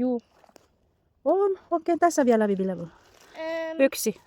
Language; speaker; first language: Finnish; non-native, learner; Bikol